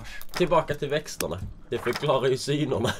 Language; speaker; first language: Swedish; native; Swedish